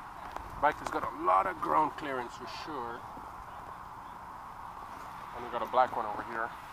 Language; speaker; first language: English; native; English